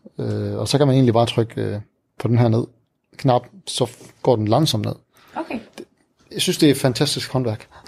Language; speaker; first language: Danish; early bilingual, other home language; Arabic